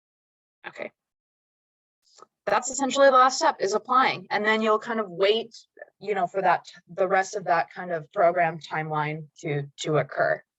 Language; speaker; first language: English; native; English